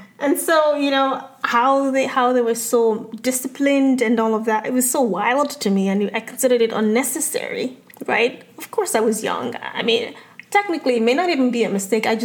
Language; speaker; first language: English; non-native, local second language; Yoruba